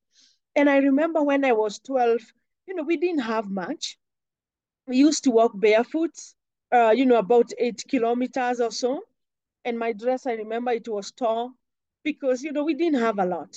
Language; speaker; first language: English; non-native, local second language; Kikuyu